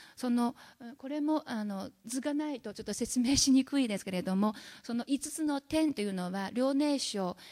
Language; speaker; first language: Japanese; non-native, fluent; Chinese